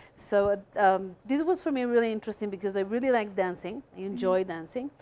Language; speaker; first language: English; non-native, fluent; Spanish